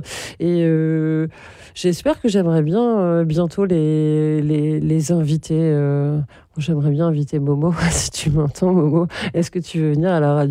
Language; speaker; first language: French; native; French